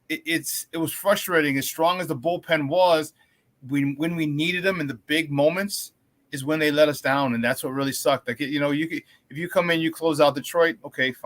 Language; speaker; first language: English; native; English